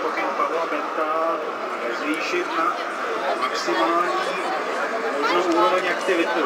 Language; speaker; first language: Czech; native; Czech